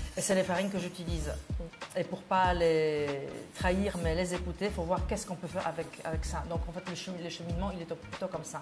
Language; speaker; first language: French; non-native, fluent; Polish